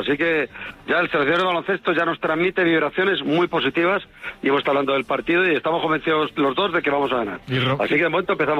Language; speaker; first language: Spanish; native; Spanish